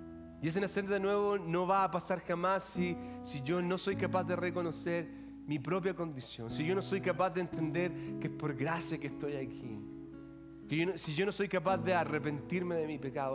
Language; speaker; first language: Spanish; native; Spanish